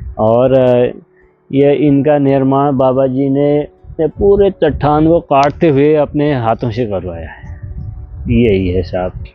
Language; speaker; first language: Hindi; native; Hindi